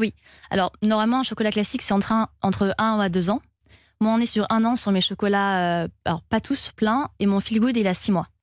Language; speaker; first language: French; native; French